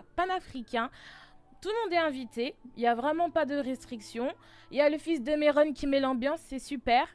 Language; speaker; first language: French; native; French